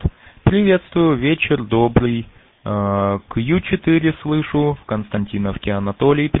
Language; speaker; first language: Russian; native; Russian